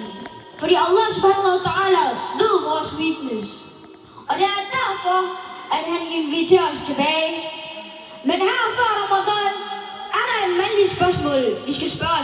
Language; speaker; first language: Danish; non-native, learner; Malay